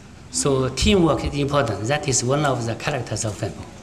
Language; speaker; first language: English; non-native, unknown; Chinese